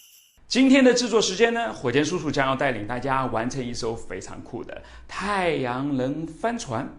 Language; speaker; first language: Chinese; native; Chinese